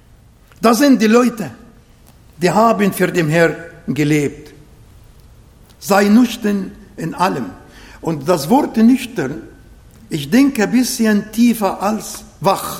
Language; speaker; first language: German; non-native, fluent; Arabic